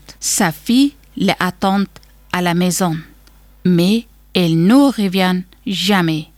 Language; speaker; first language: French; non-native, learner; Persian